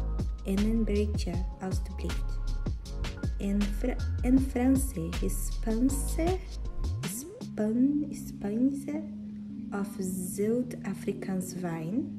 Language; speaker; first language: Dutch; non-native, learner; Portuguese